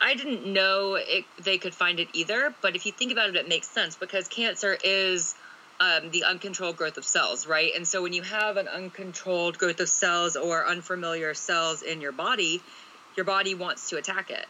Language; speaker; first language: English; native; English